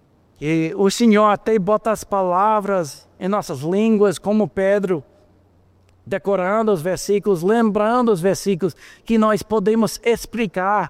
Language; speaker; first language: Portuguese; non-native, fluent; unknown